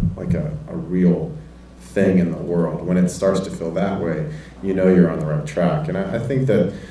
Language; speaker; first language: English; native; English